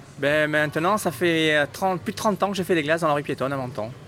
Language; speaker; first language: French; native; French